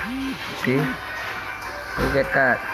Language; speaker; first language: English; non-native, learner; Indonesian